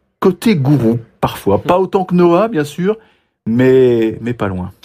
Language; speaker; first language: French; native; French